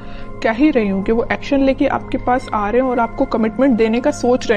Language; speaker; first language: Hindi; native; Hindi